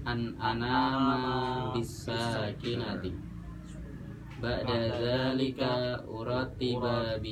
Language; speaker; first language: Arabic; non-native, learner; Indonesian